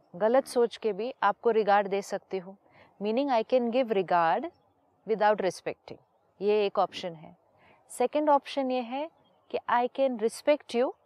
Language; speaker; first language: Hindi; native; Hindi